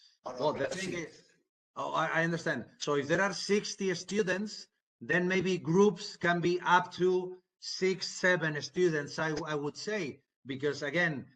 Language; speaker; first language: English; non-native, fluent; Spanish